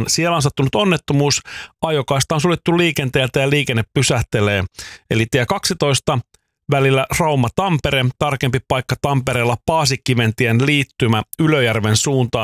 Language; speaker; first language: Finnish; native; Finnish